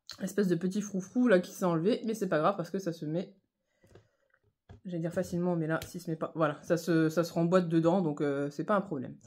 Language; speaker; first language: French; native; French